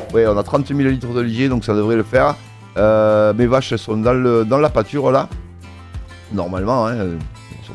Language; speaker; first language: French; native; French